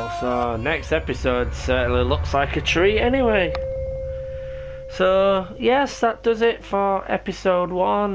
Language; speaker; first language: English; native; English